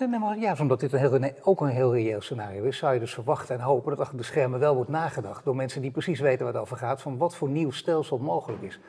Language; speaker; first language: Dutch; native; Dutch